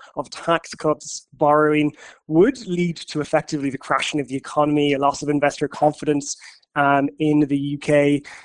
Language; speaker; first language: English; native; English